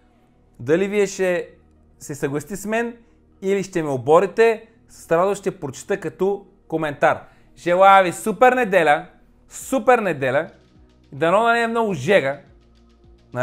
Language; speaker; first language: Bulgarian; native; Bulgarian